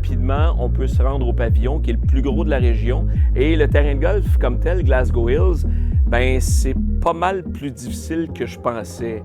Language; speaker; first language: French; native; French